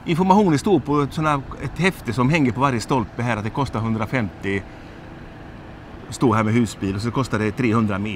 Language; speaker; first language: Swedish; native; Swedish